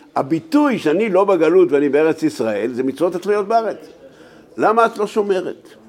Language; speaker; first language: Hebrew; native; Hebrew